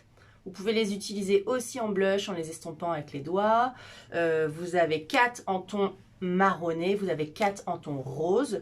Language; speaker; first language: French; native; French